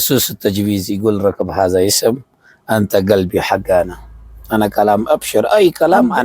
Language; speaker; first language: Arabic; non-native, learner; Urdu